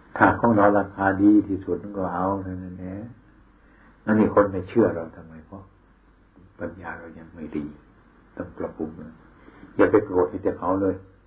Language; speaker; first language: Thai; non-native, local second language; Northeastern Thai